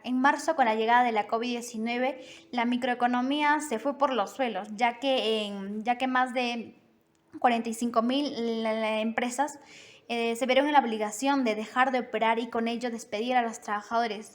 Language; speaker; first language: Spanish; native; Spanish